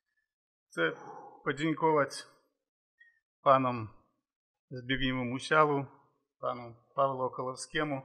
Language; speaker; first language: Polish; non-native, fluent; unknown